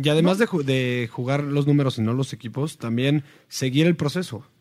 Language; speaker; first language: Spanish; native; Spanish